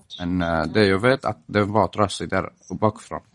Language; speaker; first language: Swedish; non-native, fluent; Arabic